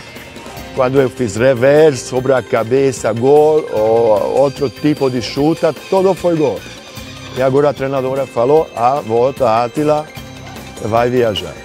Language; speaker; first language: Portuguese; non-native, learner; Hungarian